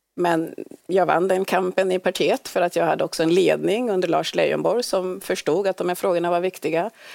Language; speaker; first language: Swedish; early bilingual, other home language; Swahili